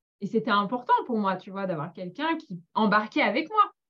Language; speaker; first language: French; native; French